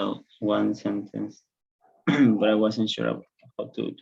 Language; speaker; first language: English; non-native, learner; Spanish